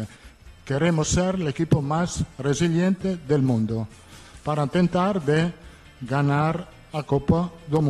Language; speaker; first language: Portuguese; non-native, learner; Italian